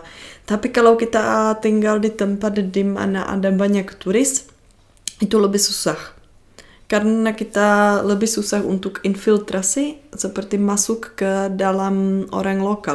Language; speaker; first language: Indonesian; non-native, fluent; Czech